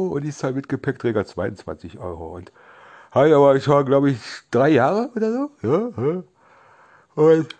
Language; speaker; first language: German; native; German